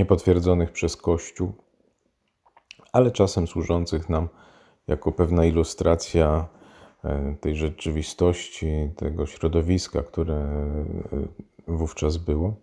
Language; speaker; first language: Polish; native; Polish